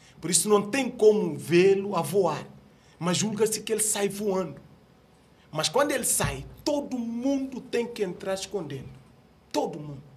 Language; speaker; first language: Portuguese; non-native, local second language; Upper Guinea Crioulo